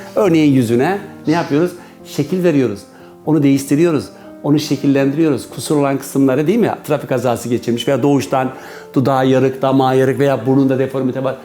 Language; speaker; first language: Turkish; native; Turkish